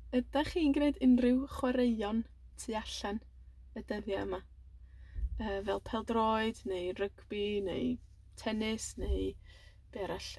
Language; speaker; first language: Welsh; native; Welsh